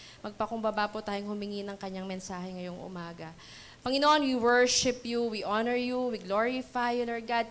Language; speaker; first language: Filipino; native; Filipino